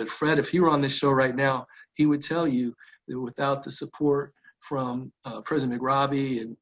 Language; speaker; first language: English; native; English